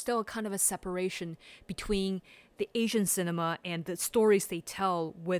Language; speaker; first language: English; early bilingual, other home language; Chinese